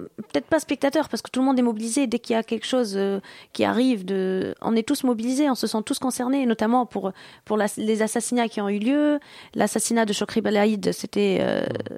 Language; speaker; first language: French; non-native, local second language; Arabic